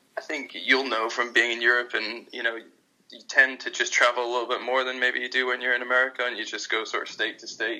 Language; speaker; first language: English; native; English